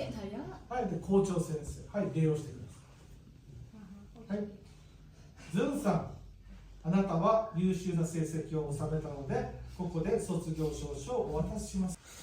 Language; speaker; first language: Japanese; native; Japanese